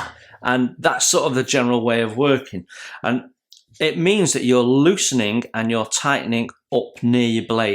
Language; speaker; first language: English; native; English